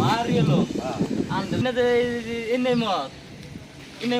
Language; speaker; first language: Hindi; non-native, learner; Bangla